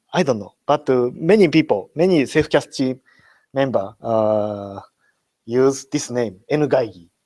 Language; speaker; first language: English; non-native, learner; Japanese